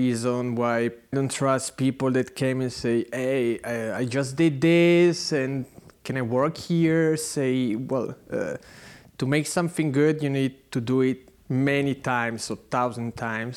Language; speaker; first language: English; non-native, learner; Italian